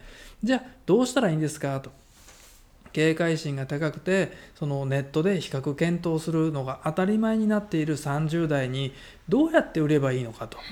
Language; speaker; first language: Japanese; native; Japanese